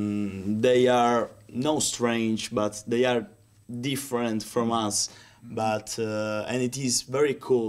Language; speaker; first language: English; non-native, learner; Italian